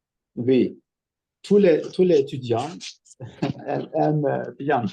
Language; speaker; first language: French; non-native, learner; Turkish